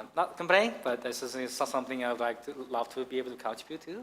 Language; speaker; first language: English; non-native, fluent; Chinese